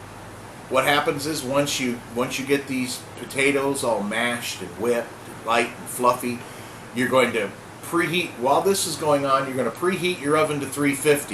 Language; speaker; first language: English; native; English